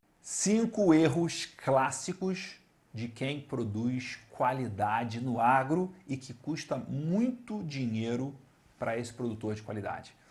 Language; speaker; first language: Portuguese; native; Portuguese